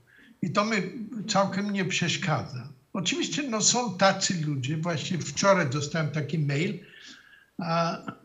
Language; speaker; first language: Polish; non-native, fluent; German